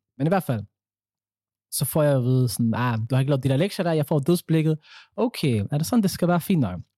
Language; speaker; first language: Danish; early bilingual, other home language; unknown